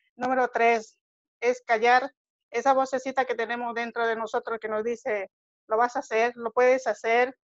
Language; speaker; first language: Spanish; native; Spanish